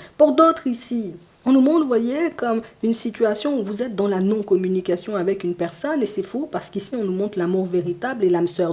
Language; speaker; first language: French; native; French